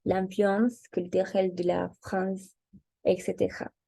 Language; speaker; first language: French; non-native, learner; Spanish